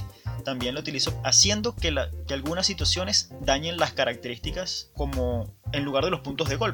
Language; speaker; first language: Spanish; native; Spanish